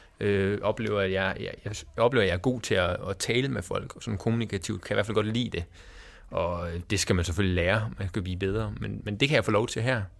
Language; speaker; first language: Danish; native; Danish